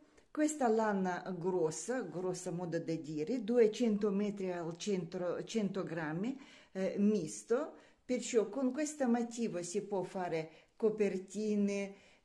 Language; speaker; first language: Italian; non-native, learner; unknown